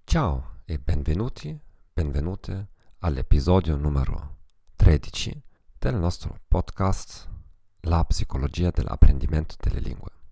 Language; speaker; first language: Italian; non-native, fluent; German